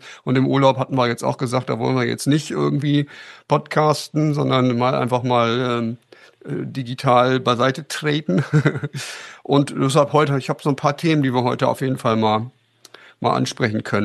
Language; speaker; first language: German; native; German